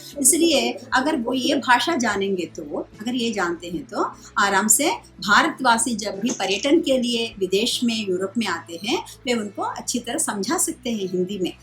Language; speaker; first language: Hindi; non-native, local second language; Telugu